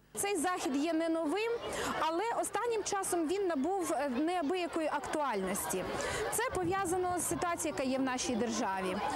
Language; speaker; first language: Ukrainian; native; Ukrainian